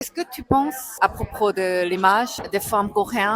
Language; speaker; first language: French; non-native, learner; Korean